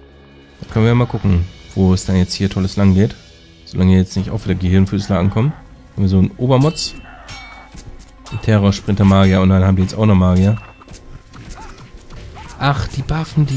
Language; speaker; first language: German; native; German